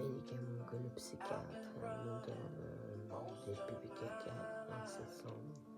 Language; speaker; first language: French; non-native, learner; Japanese